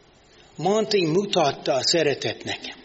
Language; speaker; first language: Hungarian; non-native, fluent; English